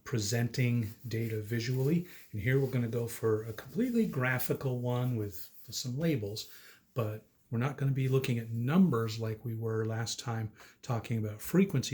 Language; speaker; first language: English; native; English